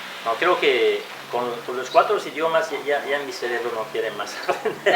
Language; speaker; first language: Spanish; non-native, fluent; French